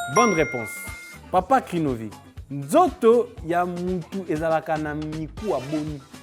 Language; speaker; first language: Lingala; native; Lingala